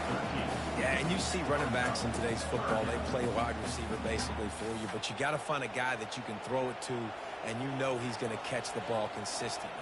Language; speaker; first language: English; native; English